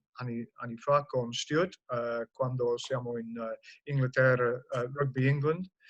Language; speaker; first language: Italian; non-native, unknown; English